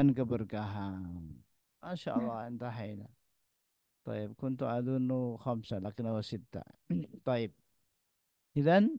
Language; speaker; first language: Arabic; non-native, fluent; Indonesian